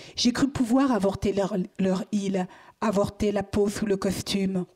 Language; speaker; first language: French; native; French